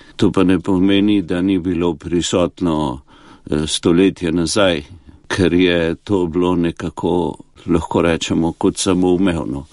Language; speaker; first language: Slovenian; early bilingual, heritage; Slovenian